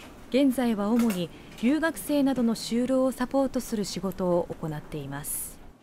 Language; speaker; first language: Japanese; native; Japanese